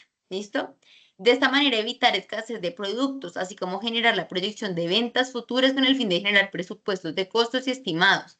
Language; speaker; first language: Spanish; native; Spanish